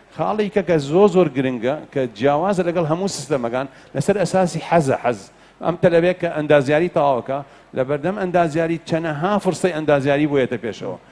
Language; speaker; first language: Central Kurdish; native; Central Kurdish